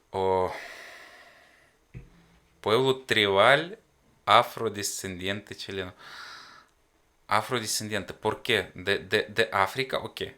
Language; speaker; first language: Spanish; non-native, fluent; Ukrainian